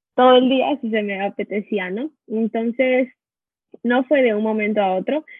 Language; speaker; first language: Spanish; native; Spanish